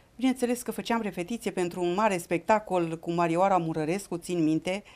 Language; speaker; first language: Romanian; native; Romanian